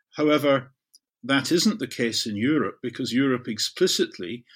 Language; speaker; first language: English; native; English